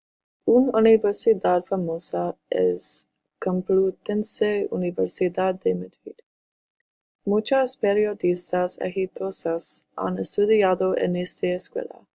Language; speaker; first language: Spanish; non-native, learner; English